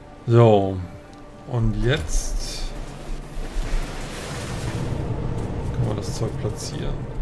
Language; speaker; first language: German; native; German